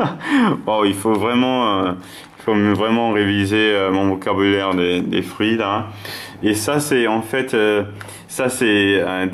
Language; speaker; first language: French; non-native, fluent; German